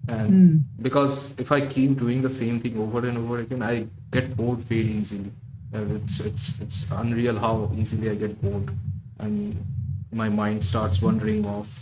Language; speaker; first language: English; non-native, local second language; Bangla